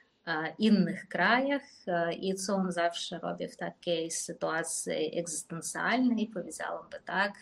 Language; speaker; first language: Polish; non-native, fluent; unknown